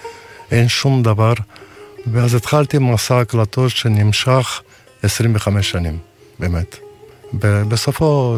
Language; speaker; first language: Hebrew; non-native, fluent; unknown